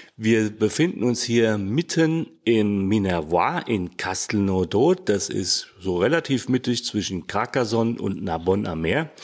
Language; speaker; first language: German; native; German